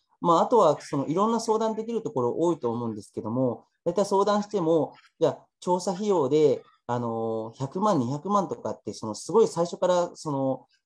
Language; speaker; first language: Japanese; early bilingual, other home language; Chinese